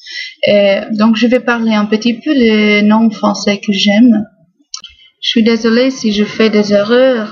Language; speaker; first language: French; non-native, fluent; English